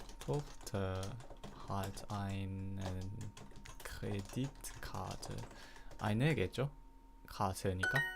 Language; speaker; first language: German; non-native, learner; Korean